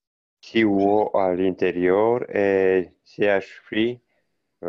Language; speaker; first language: Spanish; non-native, learner; French